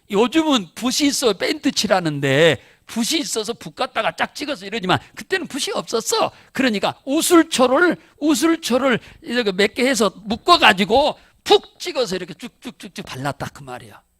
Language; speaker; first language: Korean; native; Korean